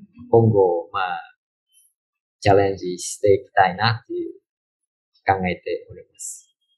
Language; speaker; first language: Japanese; non-native, fluent; Vietnamese